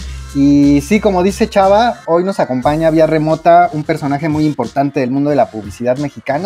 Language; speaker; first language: Spanish; native; Spanish